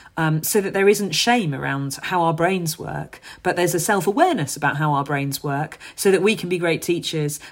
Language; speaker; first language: English; native; English